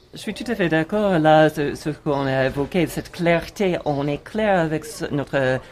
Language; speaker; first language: French; non-native, fluent; English